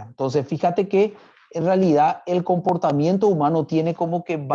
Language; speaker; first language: Spanish; native; Spanish